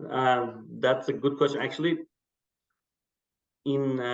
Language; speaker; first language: English; non-native, fluent; Persian